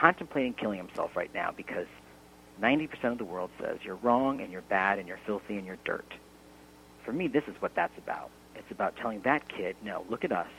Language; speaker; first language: English; native; English